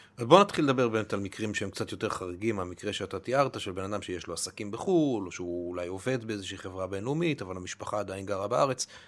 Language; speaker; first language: Hebrew; native; Hebrew